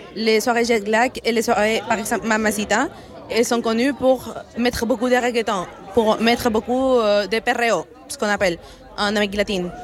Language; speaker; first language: French; non-native, fluent; Spanish